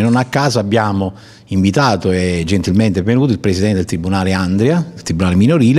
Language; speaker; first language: Italian; native; Italian